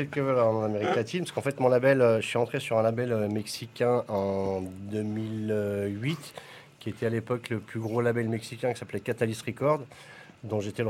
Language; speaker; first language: French; native; French